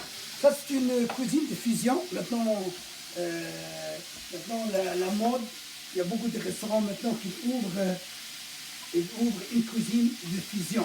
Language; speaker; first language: French; non-native, fluent; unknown